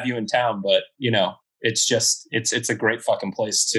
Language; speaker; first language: English; native; English